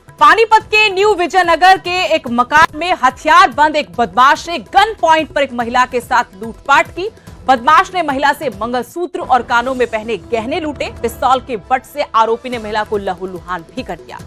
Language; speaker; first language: Hindi; native; Hindi